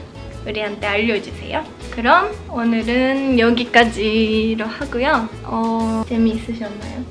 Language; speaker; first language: Korean; non-native, fluent; Japanese